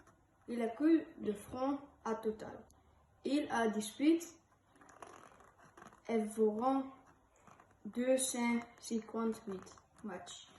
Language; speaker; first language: French; non-native, learner; Dutch